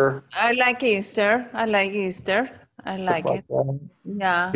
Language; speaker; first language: English; non-native, learner; Spanish